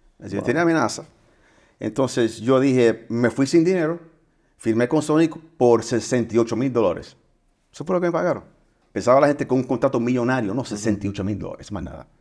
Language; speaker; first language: Spanish; early bilingual, heritage; Spanish